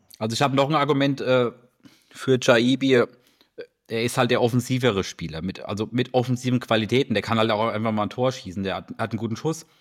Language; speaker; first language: German; native; German